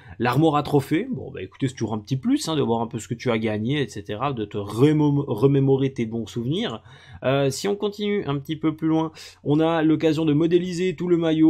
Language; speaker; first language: French; native; French